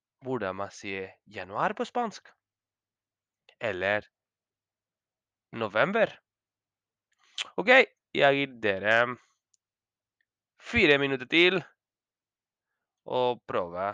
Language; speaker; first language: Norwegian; non-native, fluent; Spanish